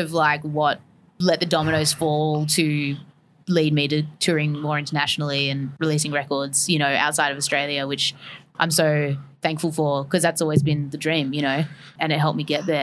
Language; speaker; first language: English; native; English